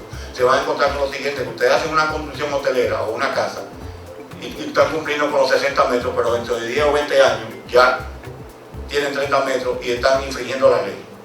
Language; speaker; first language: Spanish; native; Spanish